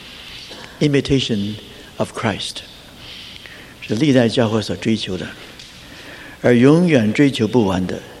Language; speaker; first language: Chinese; native; Chinese